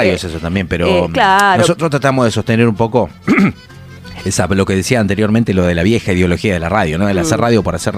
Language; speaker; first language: Spanish; native; Spanish